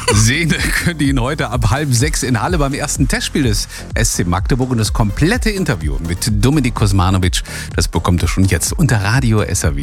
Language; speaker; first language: German; native; German